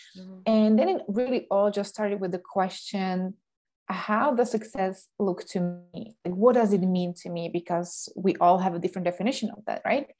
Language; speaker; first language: English; non-native, fluent; Slovak